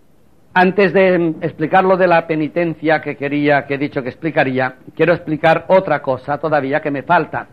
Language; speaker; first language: Spanish; native; Spanish